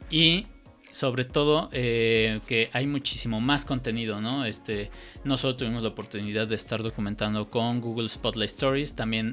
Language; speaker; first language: Spanish; native; Spanish